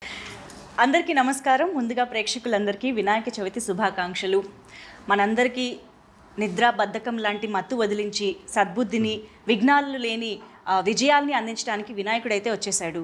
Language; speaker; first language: Telugu; native; Telugu